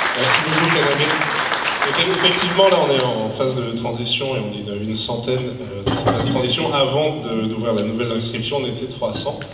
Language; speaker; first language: French; native; French